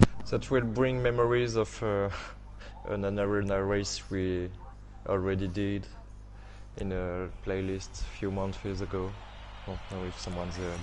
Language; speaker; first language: English; non-native, fluent; French